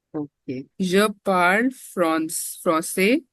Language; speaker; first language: French; non-native, learner; Hindi